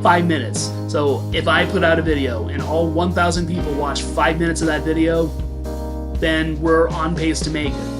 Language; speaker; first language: English; native; English